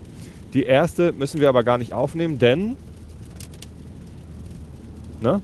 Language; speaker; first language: German; native; German